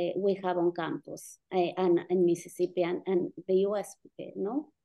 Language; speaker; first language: English; non-native, fluent; Spanish